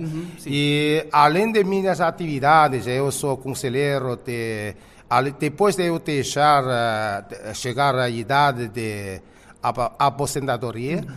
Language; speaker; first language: Portuguese; non-native, fluent; Chinese